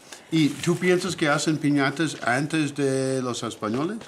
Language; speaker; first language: Spanish; non-native, learner; English